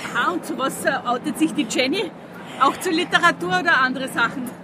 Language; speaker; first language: German; native; German